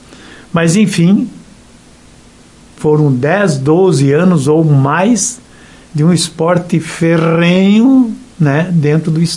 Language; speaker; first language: Portuguese; native; Portuguese